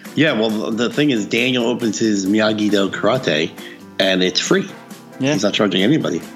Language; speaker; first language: English; early bilingual, other home language; Filipino